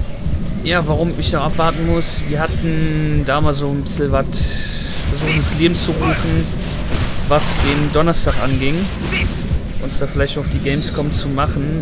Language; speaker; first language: German; native; German